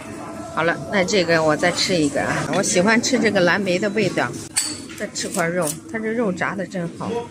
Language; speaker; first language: Chinese; native; Chinese